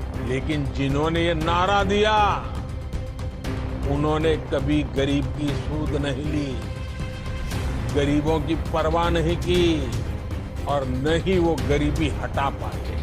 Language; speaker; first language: Hindi; non-native, local second language; Gujarati